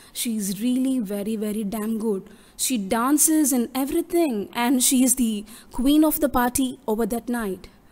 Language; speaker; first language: English; non-native, local second language; Tamil